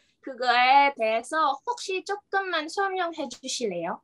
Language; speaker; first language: Korean; non-native, learner; Indonesian